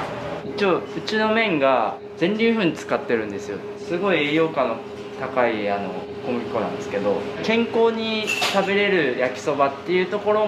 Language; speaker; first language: Japanese; native; Japanese